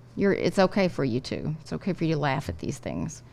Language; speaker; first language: English; native; English